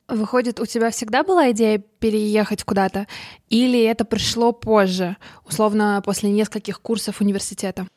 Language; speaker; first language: Russian; native; Russian